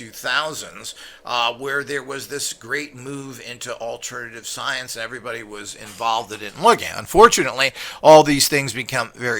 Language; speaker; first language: English; native; English